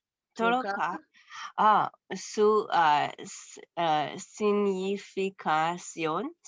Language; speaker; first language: Spanish; non-native, learner; English